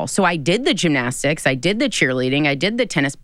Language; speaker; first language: English; native; English